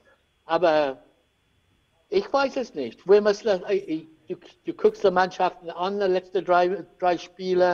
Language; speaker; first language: German; non-native, learner; English